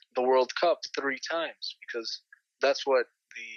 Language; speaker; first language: English; native; English